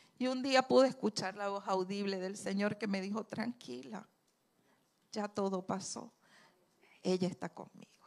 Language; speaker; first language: Spanish; native; Spanish